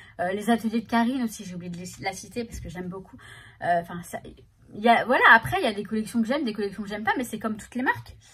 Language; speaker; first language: French; native; French